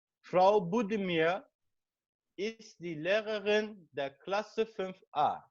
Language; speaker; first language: German; non-native, fluent; Turkish